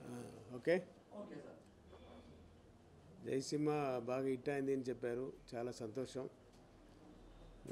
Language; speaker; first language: Telugu; non-native, learner; Tamil